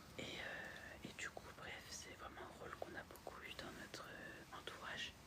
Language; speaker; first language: French; early bilingual, other home language; Arabic